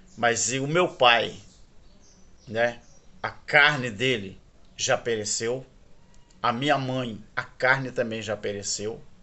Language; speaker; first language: Portuguese; native; Portuguese